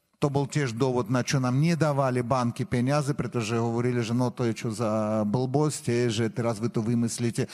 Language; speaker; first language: Slovak; non-native, fluent; Armenian